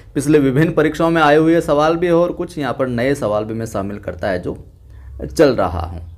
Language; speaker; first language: Hindi; native; Hindi